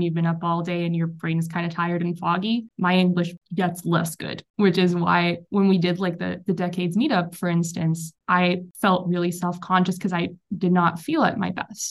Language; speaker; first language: English; non-native, fluent; Hebrew